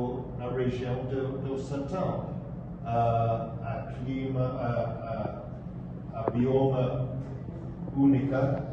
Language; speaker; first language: Portuguese; non-native, fluent; English